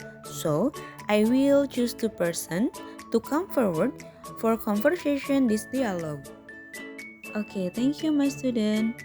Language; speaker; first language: English; non-native, learner; Indonesian